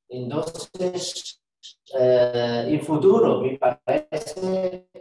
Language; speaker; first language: Spanish; non-native, learner; Chinese